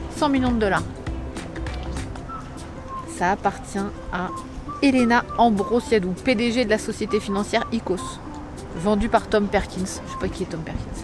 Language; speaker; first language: French; native; French